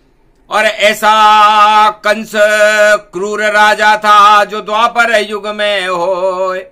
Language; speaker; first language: Hindi; native; Hindi